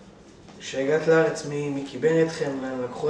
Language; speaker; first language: Hebrew; native; Hebrew